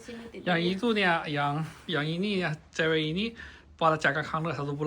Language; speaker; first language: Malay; non-native, fluent; Chinese